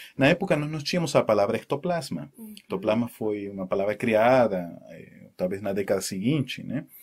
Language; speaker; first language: Portuguese; non-native, fluent; Spanish